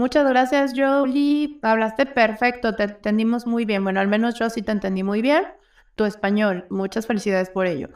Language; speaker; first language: Spanish; native; Spanish